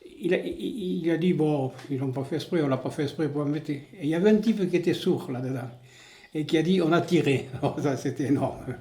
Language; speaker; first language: French; native; French